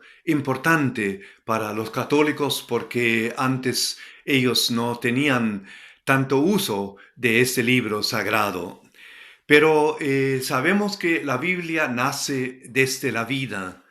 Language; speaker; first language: Spanish; non-native, fluent; German